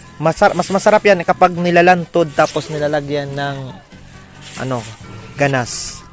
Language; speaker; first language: Filipino; non-native, local second language; Waray